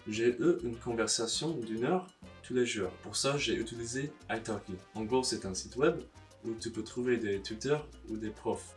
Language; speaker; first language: French; non-native, learner; English